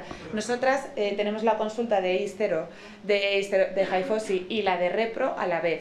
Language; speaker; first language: Spanish; native; Spanish